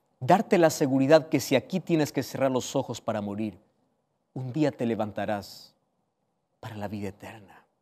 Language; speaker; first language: Spanish; native; Spanish